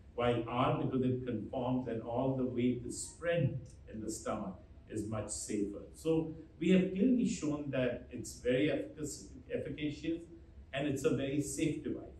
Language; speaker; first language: English; non-native, local second language; Hindi